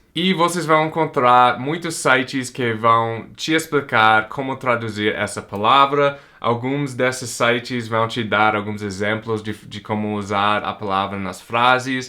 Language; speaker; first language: Portuguese; non-native, fluent; English